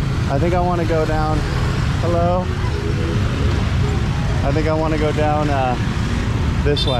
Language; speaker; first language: English; native; English